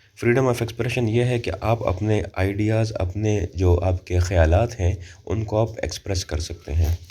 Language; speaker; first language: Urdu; native; Urdu